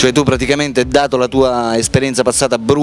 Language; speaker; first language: Italian; native; Italian